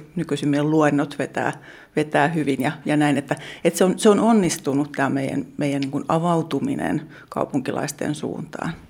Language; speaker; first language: Finnish; native; Finnish